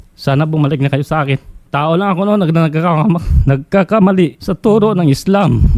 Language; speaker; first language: Filipino; non-native, local second language; Cebuano